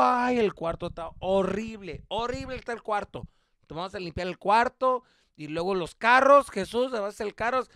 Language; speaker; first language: Spanish; early bilingual, heritage; Spanish